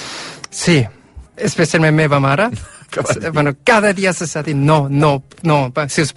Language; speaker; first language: Catalan; non-native, learner; Korean